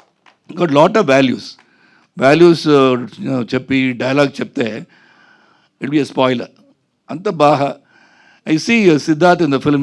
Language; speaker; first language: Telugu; non-native, fluent; Tamil